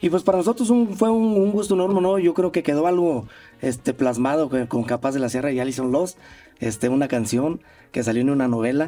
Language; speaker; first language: Spanish; native; Spanish